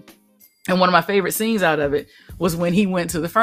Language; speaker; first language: English; native; English